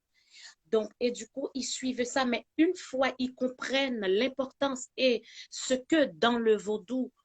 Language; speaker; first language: French; non-native, local second language; Haitian Creole